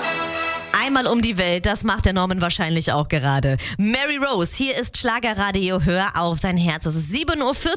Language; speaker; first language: German; native; German